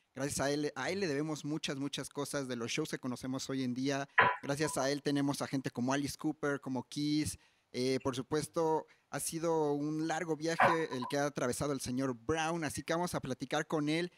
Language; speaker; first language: Spanish; native; Spanish